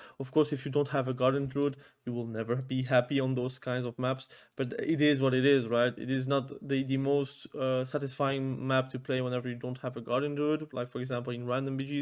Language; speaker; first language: English; non-native, fluent; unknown